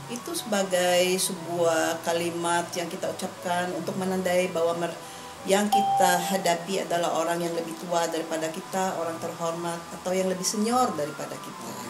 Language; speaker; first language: Indonesian; non-native, fluent; Filipino